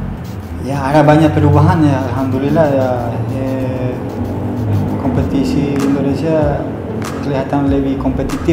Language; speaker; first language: Indonesian; non-native, fluent; Spanish